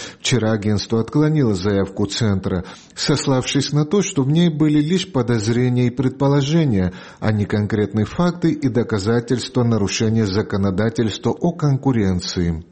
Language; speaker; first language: Russian; non-native, local second language; Georgian